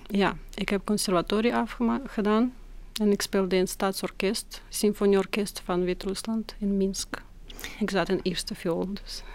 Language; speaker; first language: Dutch; non-native, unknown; Russian